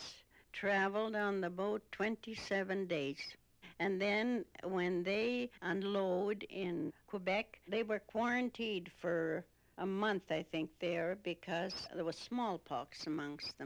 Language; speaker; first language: English; non-native, fluent; Russian